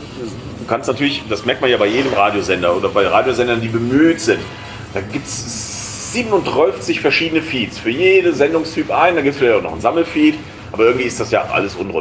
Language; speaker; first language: German; native; German